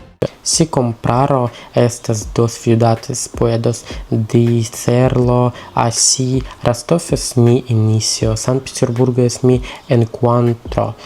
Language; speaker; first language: Spanish; non-native, learner; Russian